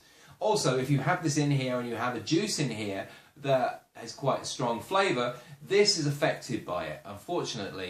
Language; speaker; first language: English; native; English